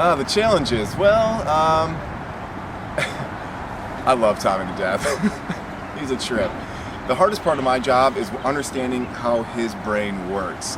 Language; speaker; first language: English; native; English